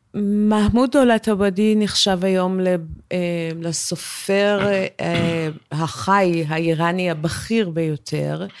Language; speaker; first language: Hebrew; early bilingual, other home language; Persian